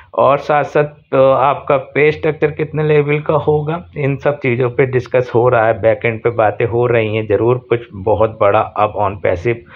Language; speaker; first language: Hindi; native; Hindi